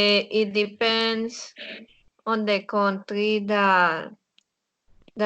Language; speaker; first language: English; non-native, learner; Spanish